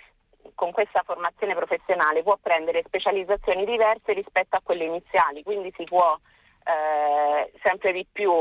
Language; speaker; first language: Italian; native; Italian